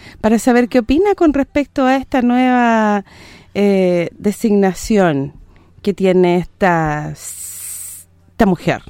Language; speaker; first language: Spanish; native; Spanish